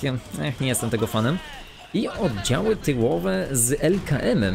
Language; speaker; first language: Polish; native; Polish